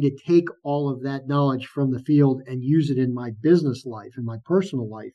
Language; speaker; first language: English; native; English